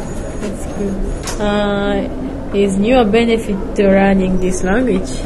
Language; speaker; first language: English; non-native, learner; Japanese